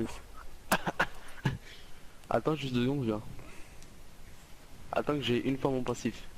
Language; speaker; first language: French; native; French